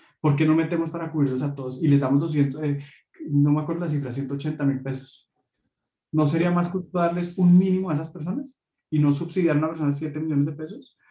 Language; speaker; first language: Spanish; native; Spanish